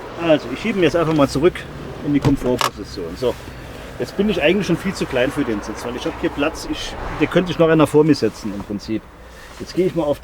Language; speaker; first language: German; native; German